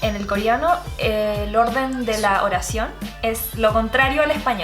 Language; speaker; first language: Spanish; early bilingual, other home language; Korean